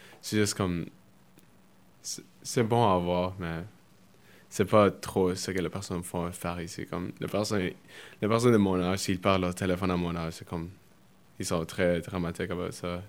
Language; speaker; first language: French; early bilingual, other home language; Spanish